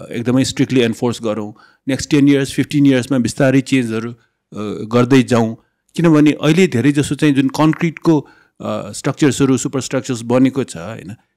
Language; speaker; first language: Nepali; non-native, local second language; Newari